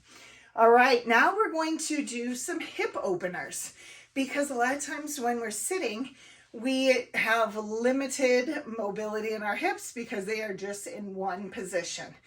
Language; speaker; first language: English; native; English